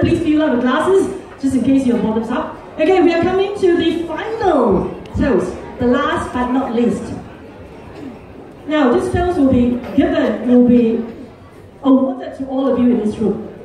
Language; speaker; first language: English; non-native, local second language; Chinese